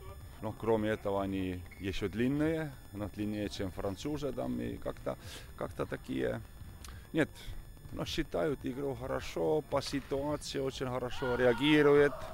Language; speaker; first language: Russian; non-native, fluent; Estonian